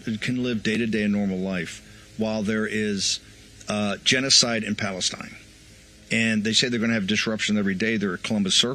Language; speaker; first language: English; native; English